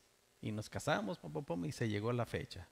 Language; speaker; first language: Spanish; native; Spanish